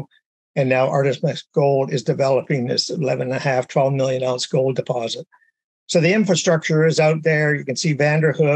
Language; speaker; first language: English; native; English